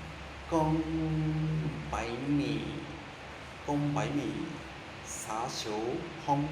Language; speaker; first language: Vietnamese; non-native, learner; Japanese